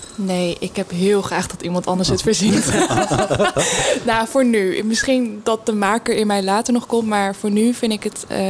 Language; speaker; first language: Dutch; native; Dutch